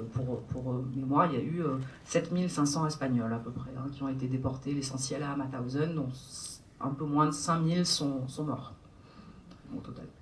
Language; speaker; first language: French; native; French